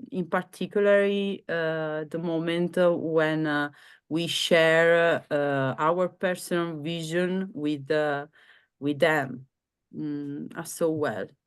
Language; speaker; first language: English; non-native, learner; Italian